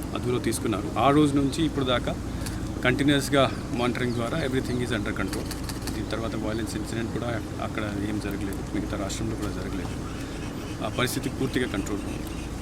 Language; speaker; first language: Telugu; non-native, fluent; Hindi